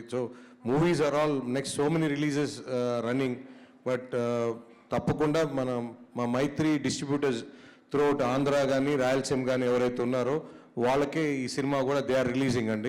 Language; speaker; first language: Telugu; native; Telugu